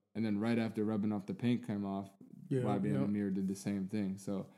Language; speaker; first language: English; native; English